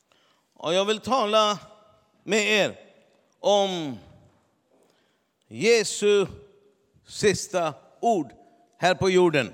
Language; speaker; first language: Swedish; non-native, fluent; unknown